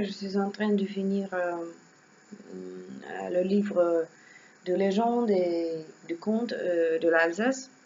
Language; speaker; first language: French; non-native, learner; Russian